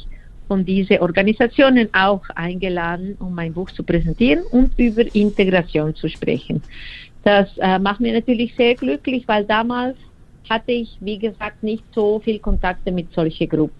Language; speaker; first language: German; non-native, fluent; Spanish